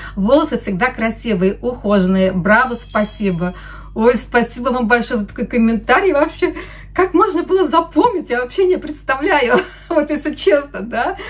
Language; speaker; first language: Russian; non-native, local second language; Lithuanian